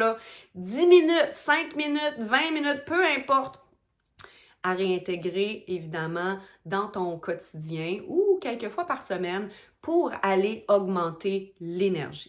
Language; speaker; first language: French; native; French